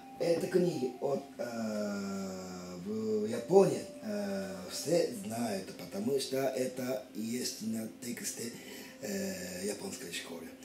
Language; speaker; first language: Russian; non-native, learner; Japanese